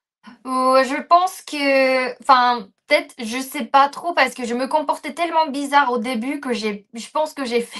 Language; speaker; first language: French; non-native, fluent; Japanese